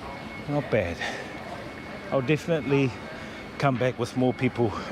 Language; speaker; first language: English; native; English